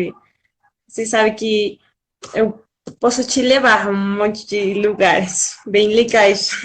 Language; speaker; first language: Portuguese; non-native, fluent; Spanish